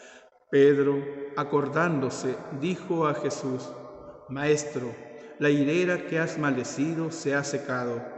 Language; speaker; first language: Spanish; native; Spanish